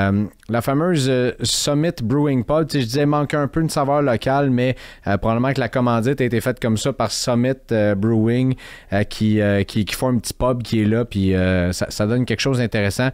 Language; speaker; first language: French; native; French